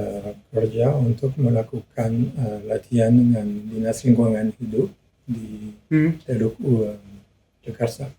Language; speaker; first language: Indonesian; non-native, learner; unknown